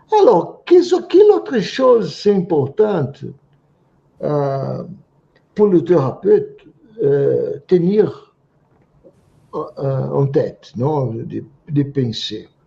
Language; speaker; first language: French; non-native, fluent; Portuguese